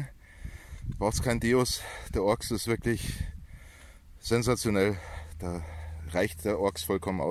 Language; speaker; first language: German; native; German